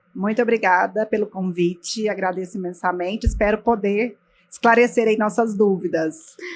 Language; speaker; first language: Portuguese; native; Portuguese